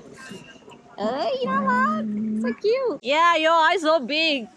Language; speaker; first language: English; non-native, learner; Thai